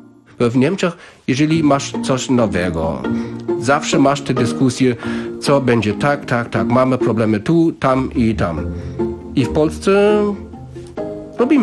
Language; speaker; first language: Polish; non-native, learner; German